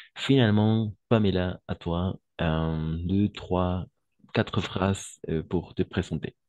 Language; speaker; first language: French; non-native, fluent; Spanish